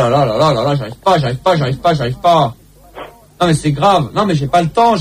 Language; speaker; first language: French; native; French